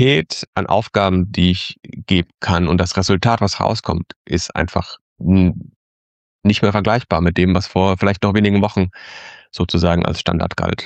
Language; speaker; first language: German; native; German